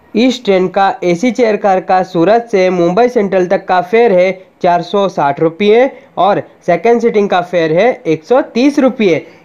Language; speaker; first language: Hindi; non-native, local second language; Gujarati